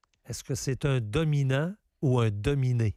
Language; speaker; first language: French; native; French